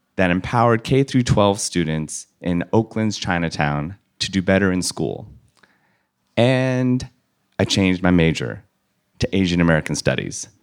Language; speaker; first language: English; native; English